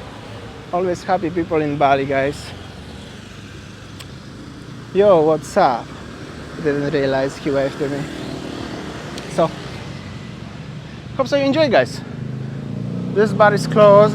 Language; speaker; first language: English; non-native, fluent; Polish